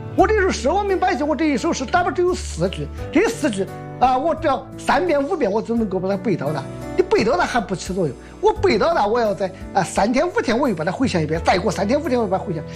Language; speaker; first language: Chinese; native; Chinese